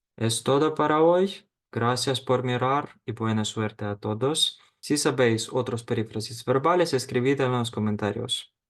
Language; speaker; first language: Spanish; non-native, fluent; Ukrainian